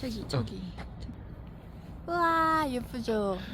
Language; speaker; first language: Korean; non-native, fluent; Japanese